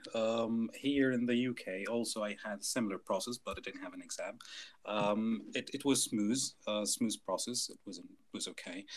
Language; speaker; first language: English; non-native, fluent; Arabic